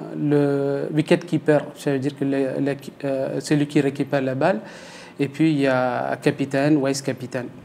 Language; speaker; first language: French; non-native, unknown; Tamil